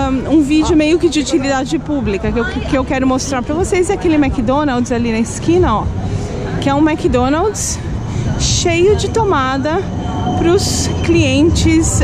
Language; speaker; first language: Portuguese; native; Portuguese